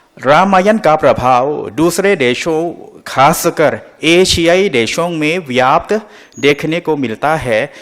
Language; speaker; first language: Hindi; non-native, fluent; Thai